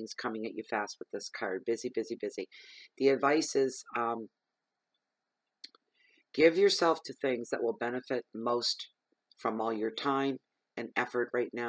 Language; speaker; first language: English; native; English